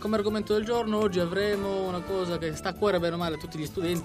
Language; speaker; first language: Italian; native; Italian